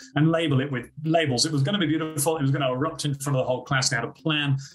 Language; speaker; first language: English; native; English